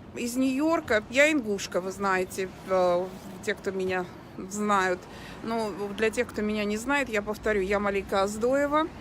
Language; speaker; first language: Russian; non-native, local second language; Ingush